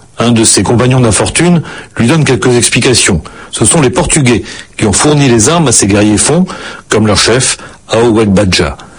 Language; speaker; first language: French; native; French